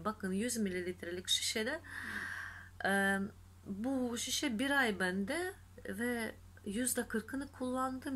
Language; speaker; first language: Turkish; non-native, fluent; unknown